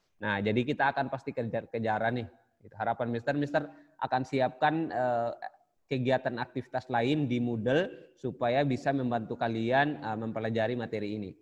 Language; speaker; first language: Indonesian; native; Indonesian